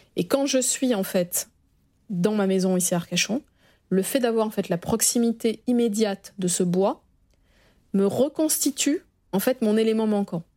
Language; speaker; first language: French; native; French